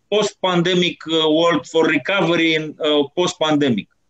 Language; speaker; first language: English; non-native, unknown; Romanian